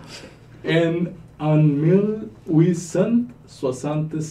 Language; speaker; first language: French; non-native, learner; Spanish